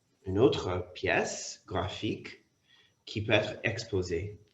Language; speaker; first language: French; non-native, fluent; English